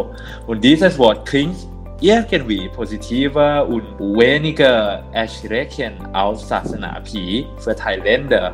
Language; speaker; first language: German; non-native, learner; Thai